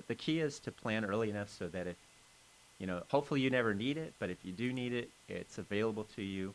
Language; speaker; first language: English; native; English